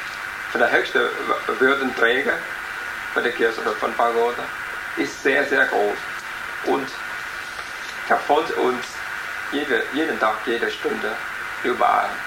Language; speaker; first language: German; non-native, learner; Vietnamese